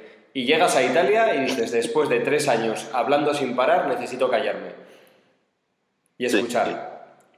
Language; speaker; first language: Spanish; native; Spanish